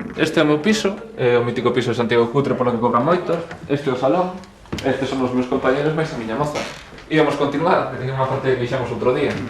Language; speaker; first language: Galician; non-native, local second language; Spanish